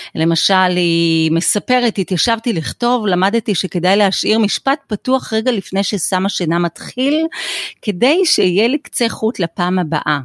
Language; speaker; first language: Hebrew; native; Hebrew